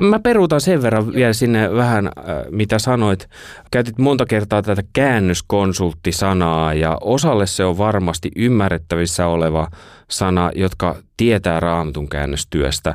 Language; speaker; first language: Finnish; native; Finnish